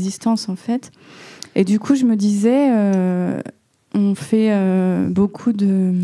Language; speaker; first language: French; native; French